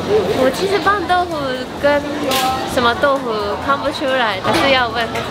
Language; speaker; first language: Chinese; non-native, fluent; Japanese